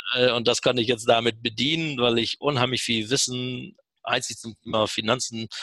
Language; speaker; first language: German; native; German